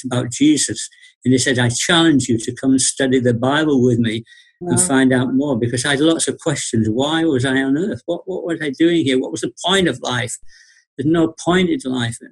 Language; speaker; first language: English; native; English